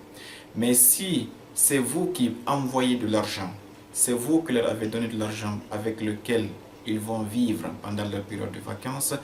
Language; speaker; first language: French; non-native, local second language; Fula